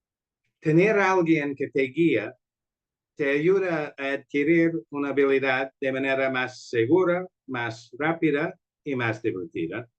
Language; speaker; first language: Spanish; non-native, fluent; English